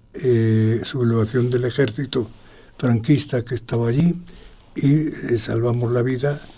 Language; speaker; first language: Spanish; native; Spanish